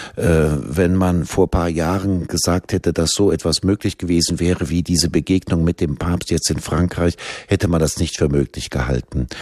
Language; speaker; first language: German; native; German